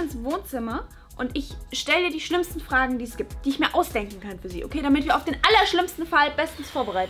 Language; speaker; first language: German; native; German